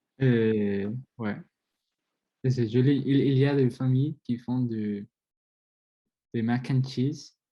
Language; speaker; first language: French; non-native, learner; Spanish